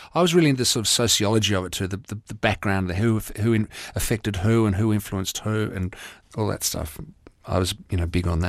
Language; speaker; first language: English; native; English